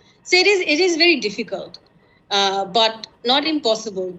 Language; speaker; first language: English; non-native, local second language; Bangla